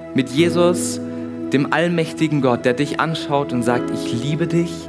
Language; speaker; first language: German; native; German